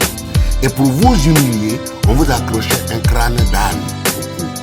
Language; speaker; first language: French; non-native, local second language; Malagasy